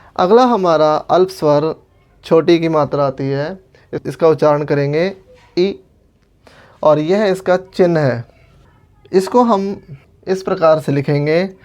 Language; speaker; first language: Hindi; non-native, local second language; Punjabi